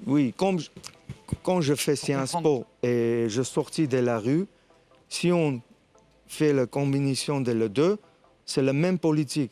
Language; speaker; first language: French; non-native, fluent; Armenian